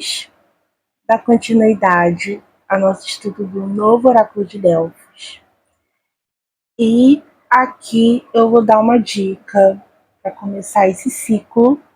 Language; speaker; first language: Portuguese; native; Portuguese